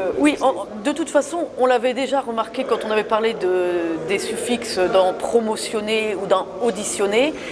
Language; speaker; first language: French; native; French